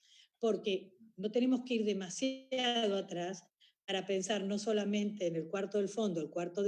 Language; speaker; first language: Spanish; native; Spanish